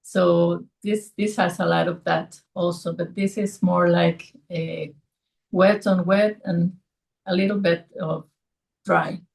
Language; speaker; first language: English; non-native, fluent; Spanish